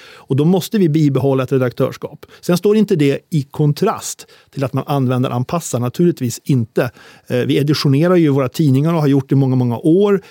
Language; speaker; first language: Swedish; native; Swedish